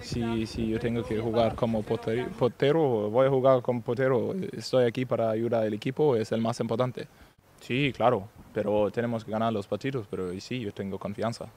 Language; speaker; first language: Spanish; non-native, fluent; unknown